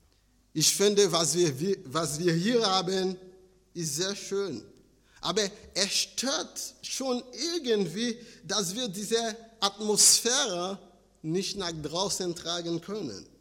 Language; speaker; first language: German; non-native, fluent; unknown